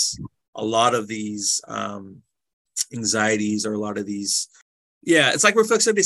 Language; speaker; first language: English; native; English